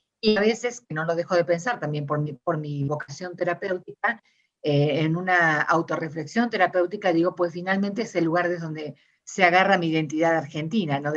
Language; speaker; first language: Spanish; native; Spanish